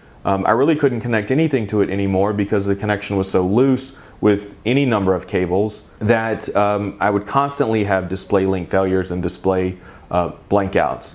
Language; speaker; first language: English; native; English